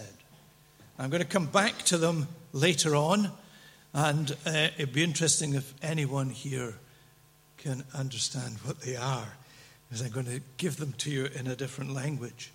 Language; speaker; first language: English; native; English